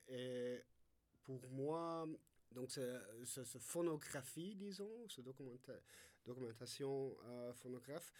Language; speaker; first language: French; non-native, fluent; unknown